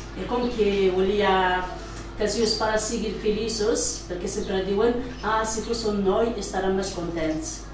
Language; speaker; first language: Catalan; non-native, fluent; Kabyle